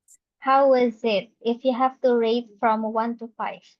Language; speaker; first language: English; non-native, fluent; Indonesian